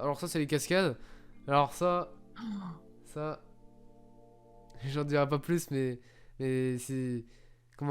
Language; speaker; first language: French; native; French